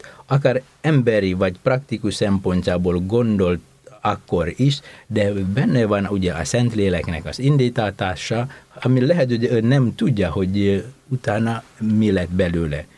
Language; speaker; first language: Hungarian; non-native, fluent; Indonesian